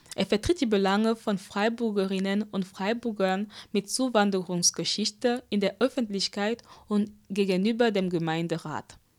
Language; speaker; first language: German; native; German